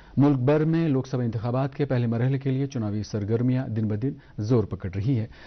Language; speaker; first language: Hindi; non-native, local second language; Kashmiri